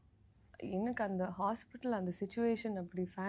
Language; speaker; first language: Tamil; non-native, learner; Telugu